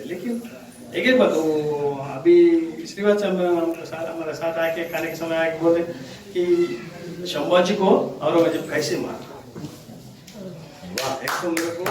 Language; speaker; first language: Hindi; non-native, local second language; Telugu